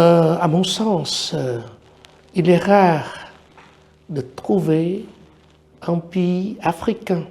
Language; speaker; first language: French; non-native, fluent; Vietnamese